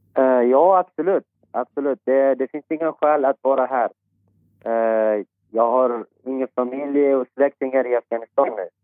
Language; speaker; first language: Swedish; non-native, fluent; Persian